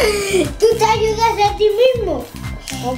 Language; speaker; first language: Spanish; native; Spanish